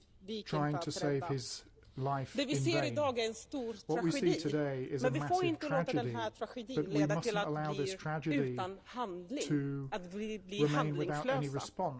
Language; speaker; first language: Swedish; early bilingual, other home language; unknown